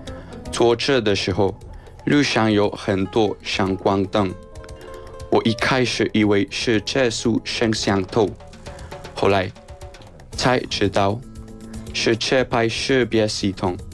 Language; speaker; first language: Chinese; non-native, fluent; Spanish